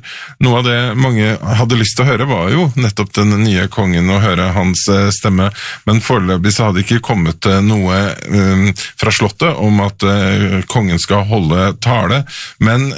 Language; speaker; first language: Norwegian; native; Norwegian